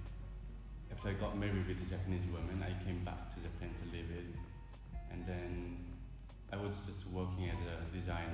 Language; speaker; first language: English; non-native, fluent; Korean